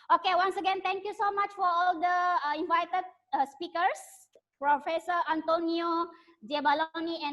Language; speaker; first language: English; non-native, learner; Indonesian